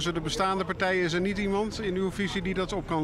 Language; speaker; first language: Dutch; native; Dutch